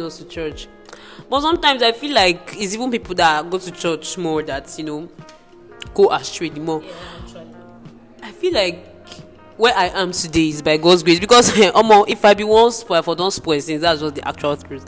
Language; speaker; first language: English; non-native, local second language; Igbo